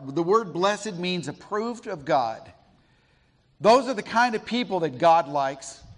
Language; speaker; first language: English; native; English